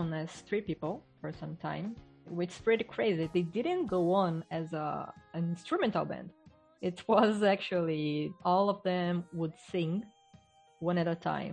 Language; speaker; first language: English; non-native, fluent; Portuguese